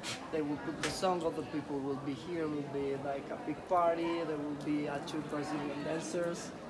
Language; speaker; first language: English; non-native, fluent; Italian